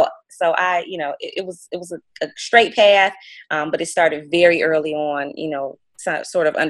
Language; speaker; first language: English; native; English